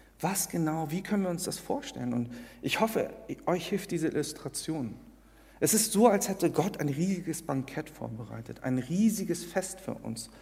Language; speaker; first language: German; early bilingual, other home language; Korean